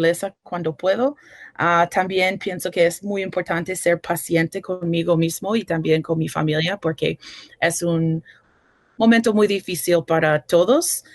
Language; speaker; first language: Spanish; non-native, fluent; English